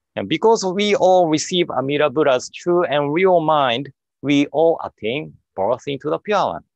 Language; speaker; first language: English; non-native, fluent; Japanese